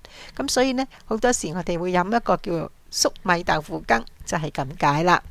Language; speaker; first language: Chinese; non-native, local second language; Cantonese